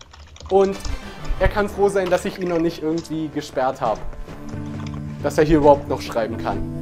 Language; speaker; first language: German; native; German